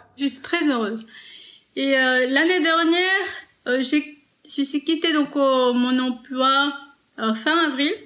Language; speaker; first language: French; non-native, fluent; Korean